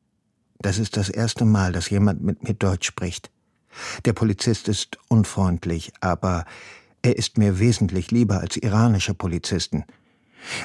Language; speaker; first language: German; non-native, fluent; Persian